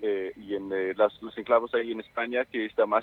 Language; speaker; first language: Spanish; non-native, fluent; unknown